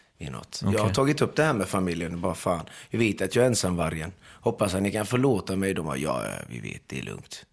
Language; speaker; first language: Swedish; early bilingual, other home language; Persian